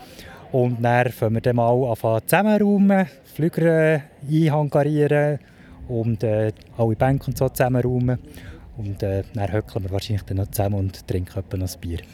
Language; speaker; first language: German; native; German